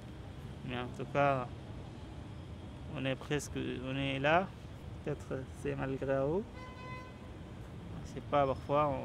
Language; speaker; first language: French; non-native, learner; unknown